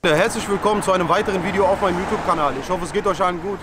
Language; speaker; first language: German; native; German